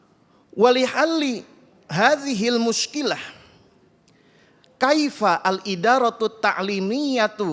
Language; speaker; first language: Arabic; non-native, fluent; Indonesian